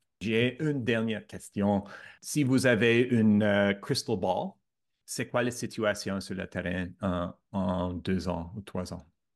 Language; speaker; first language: French; non-native, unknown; English